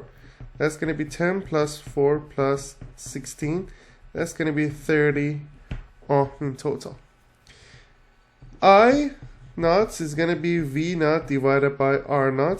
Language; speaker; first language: English; non-native, fluent; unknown